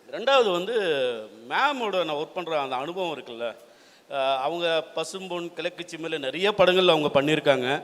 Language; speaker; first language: Tamil; native; Tamil